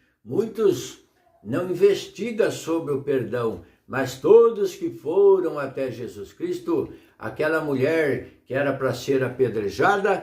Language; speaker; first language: Portuguese; native; Portuguese